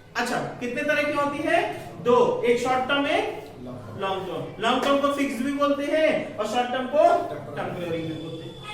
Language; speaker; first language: Hindi; native; Hindi